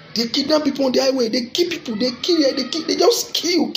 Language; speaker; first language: English; non-native, local second language; Yoruba